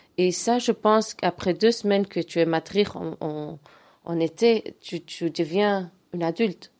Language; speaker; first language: French; non-native, local second language; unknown